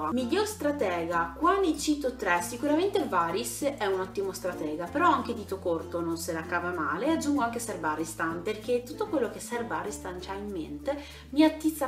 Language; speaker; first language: Italian; native; Italian